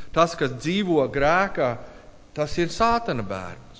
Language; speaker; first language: Latvian; non-native, learner; English